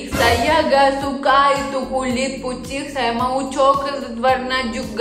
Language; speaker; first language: Indonesian; non-native, learner; Russian